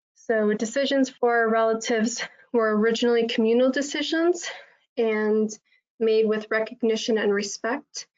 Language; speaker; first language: English; native; English